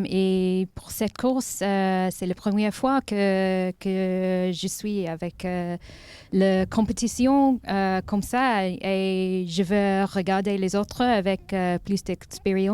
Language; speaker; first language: French; non-native, learner; English